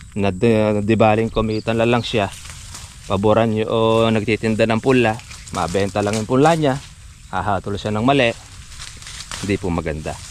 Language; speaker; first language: Filipino; native; Filipino